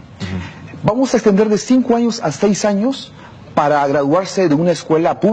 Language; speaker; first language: Spanish; non-native, local second language; Shipibo-Conibo